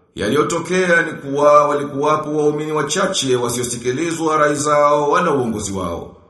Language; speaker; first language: Swahili; native; Swahili